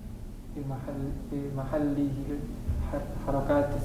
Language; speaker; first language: Arabic; non-native, learner; Indonesian